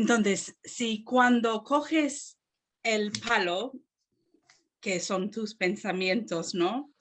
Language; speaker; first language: Spanish; non-native, fluent; English